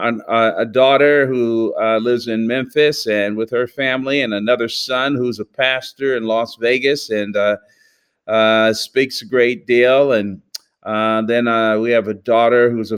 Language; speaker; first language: English; native; English